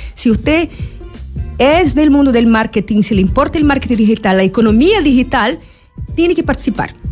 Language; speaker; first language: Spanish; non-native, fluent; Portuguese